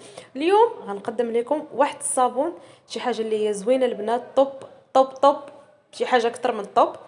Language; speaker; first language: Arabic; native; Arabic